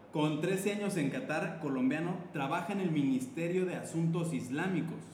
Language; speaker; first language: Spanish; native; Spanish